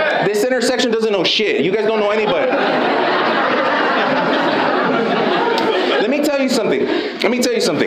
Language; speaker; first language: English; native; English